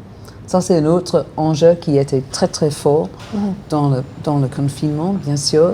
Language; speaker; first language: French; non-native, fluent; English